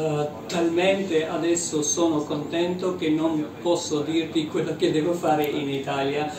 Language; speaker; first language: Italian; non-native, learner; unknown